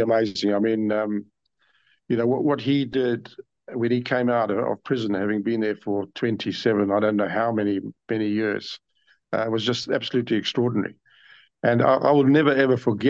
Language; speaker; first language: English; native; English